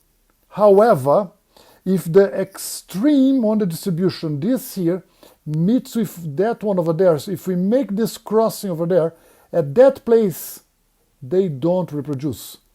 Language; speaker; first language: English; non-native, fluent; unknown